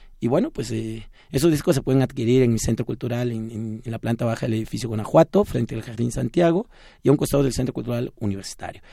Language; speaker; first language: Spanish; non-native, local second language; Zapotec